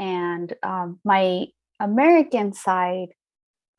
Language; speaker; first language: English; non-native, fluent; Japanese